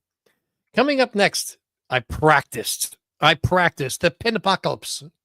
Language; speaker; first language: English; native; English